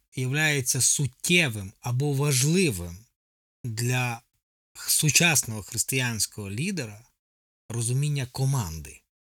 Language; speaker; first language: Ukrainian; native; Ukrainian